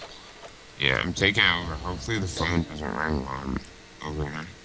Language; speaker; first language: English; native; English